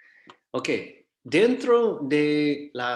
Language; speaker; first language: Spanish; non-native, fluent; English